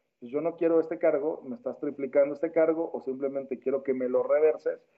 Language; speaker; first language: Spanish; native; Spanish